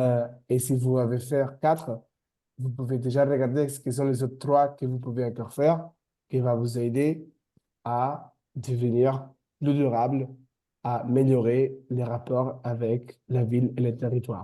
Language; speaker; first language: French; non-native, fluent; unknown